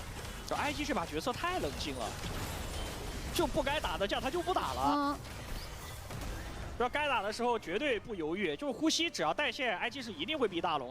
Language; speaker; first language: Chinese; native; Chinese